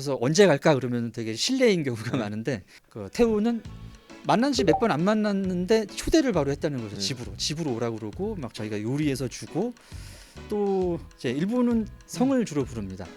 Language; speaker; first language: Korean; native; Korean